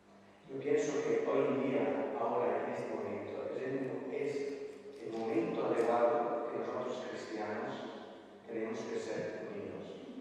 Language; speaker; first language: Spanish; non-native, fluent; Italian